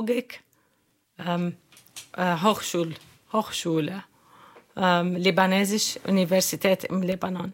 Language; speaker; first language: German; non-native, learner; Arabic